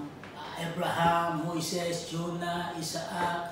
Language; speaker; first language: English; non-native, learner; Filipino